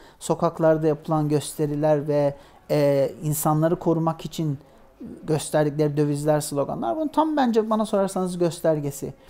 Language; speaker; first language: Turkish; native; Turkish